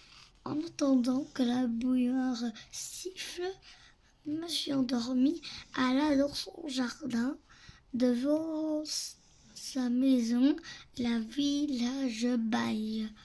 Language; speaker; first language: French; native; French